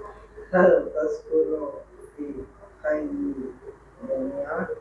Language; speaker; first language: Arabic; non-native, learner; Indonesian